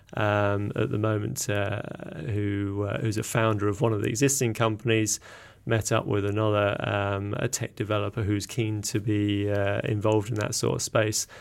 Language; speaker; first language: English; native; English